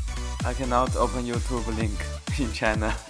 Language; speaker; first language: English; non-native, learner; Chinese